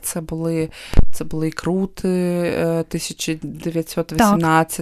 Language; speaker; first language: Ukrainian; non-native, local second language; Russian